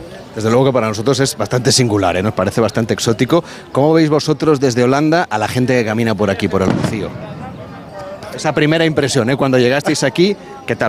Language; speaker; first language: Spanish; native; Spanish